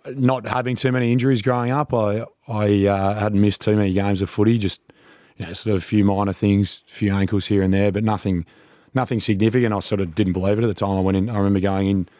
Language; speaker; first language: English; native; English